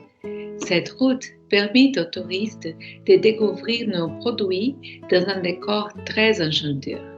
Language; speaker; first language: French; non-native, learner; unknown